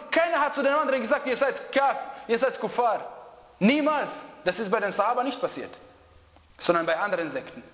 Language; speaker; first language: German; non-native, fluent; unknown